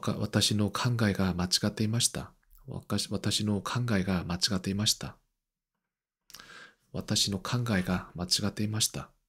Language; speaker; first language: Japanese; non-native, learner; Korean